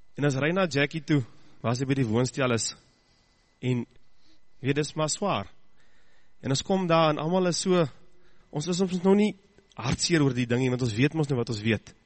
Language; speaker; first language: Afrikaans; native; Afrikaans